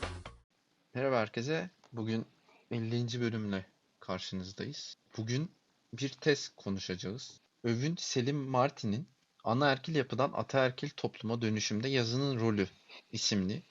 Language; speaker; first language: Turkish; native; Turkish